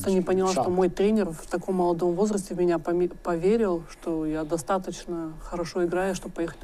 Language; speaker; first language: Russian; native; Russian